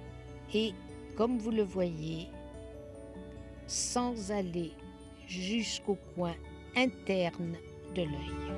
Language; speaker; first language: French; native; French